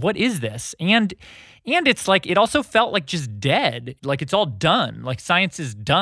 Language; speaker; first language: English; native; English